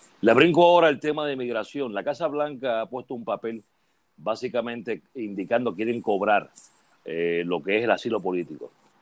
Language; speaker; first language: Spanish; native; Spanish